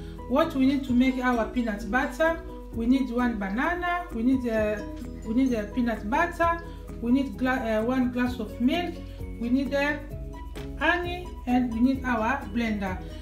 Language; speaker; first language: English; non-native, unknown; Lingala